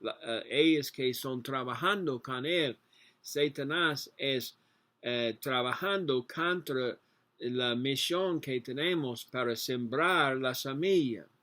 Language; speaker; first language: Spanish; non-native, learner; English